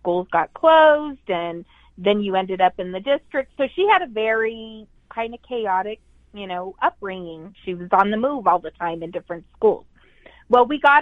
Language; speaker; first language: English; native; English